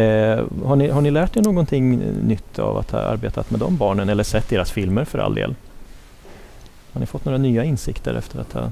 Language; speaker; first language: Swedish; native; Swedish